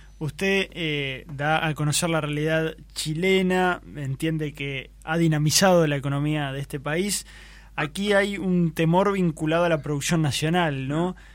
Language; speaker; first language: Spanish; native; Spanish